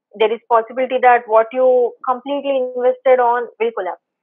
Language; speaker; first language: English; non-native, local second language; Telugu